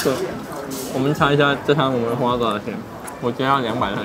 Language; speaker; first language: Chinese; native; Chinese